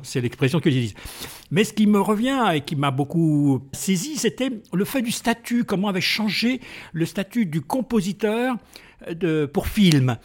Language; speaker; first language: French; native; French